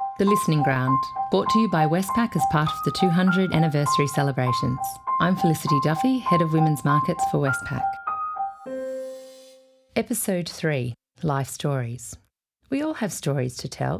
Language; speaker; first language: English; native; English